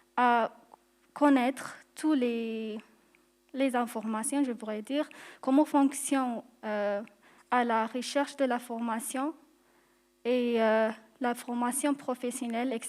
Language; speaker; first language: French; non-native, fluent; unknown